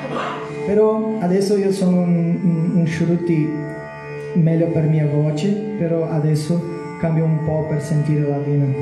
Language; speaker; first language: Italian; non-native, learner; Portuguese